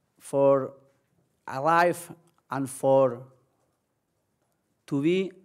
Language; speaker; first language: English; non-native, learner; Spanish